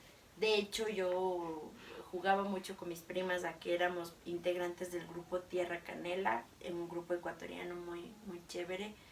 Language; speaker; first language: Spanish; native; Spanish